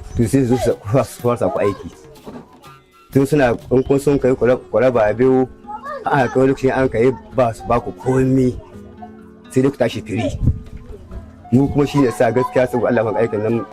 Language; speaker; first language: Hausa; native; Hausa